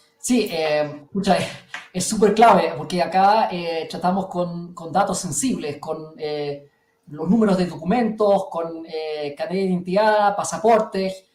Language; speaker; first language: Spanish; early bilingual, heritage; German